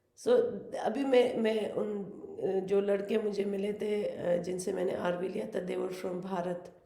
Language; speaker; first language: Urdu; non-native, fluent; Persian